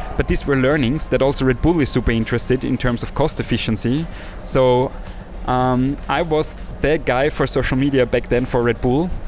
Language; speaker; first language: English; non-native, fluent; German